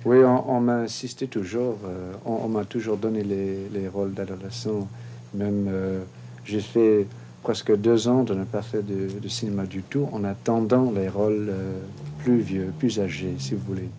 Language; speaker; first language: French; non-native, fluent; English